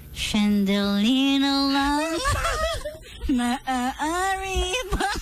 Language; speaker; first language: Filipino; native; Filipino